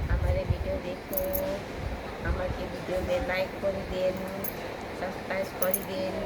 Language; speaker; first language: Hindi; non-native, local second language; Bangla